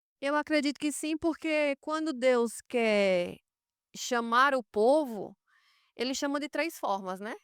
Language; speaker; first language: Portuguese; native; Portuguese